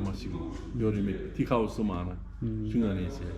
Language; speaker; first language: Korean; non-native, learner; Uzbek